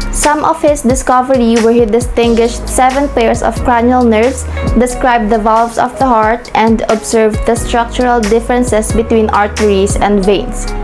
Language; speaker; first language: English; non-native, local second language; Filipino